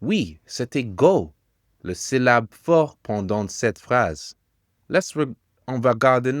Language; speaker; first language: French; non-native, fluent; English